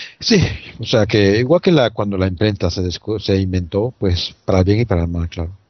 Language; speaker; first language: Spanish; non-native, fluent; German